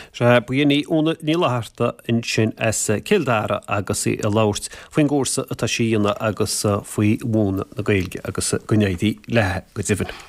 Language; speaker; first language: Irish; native; Irish